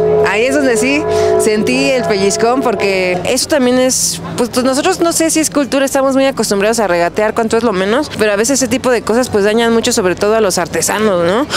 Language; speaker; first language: Spanish; native; Spanish